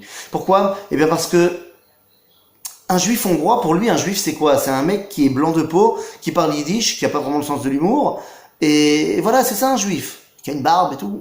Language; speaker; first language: French; native; French